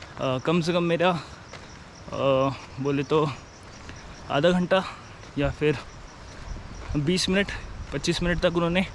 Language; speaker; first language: Hindi; native; Hindi